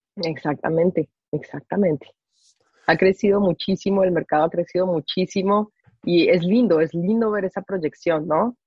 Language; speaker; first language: Spanish; native; Spanish